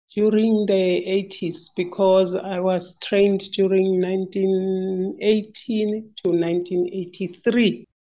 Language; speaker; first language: English; non-native, local second language; Northern Sotho